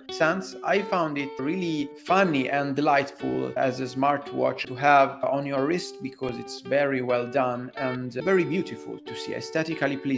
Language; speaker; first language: English; non-native, fluent; Italian